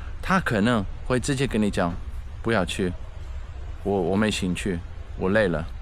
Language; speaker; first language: Chinese; non-native, fluent; Dutch